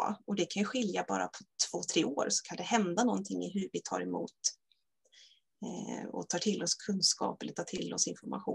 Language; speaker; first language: Swedish; native; Swedish